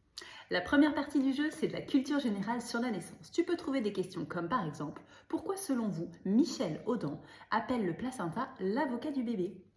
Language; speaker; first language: French; native; French